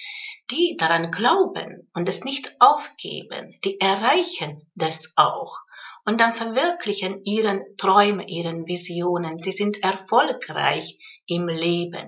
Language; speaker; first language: German; non-native, fluent; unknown